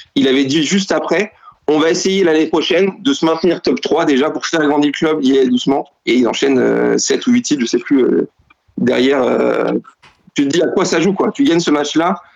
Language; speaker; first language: French; native; French